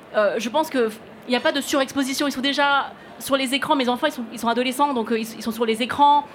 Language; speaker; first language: French; early bilingual, other home language; Cantonese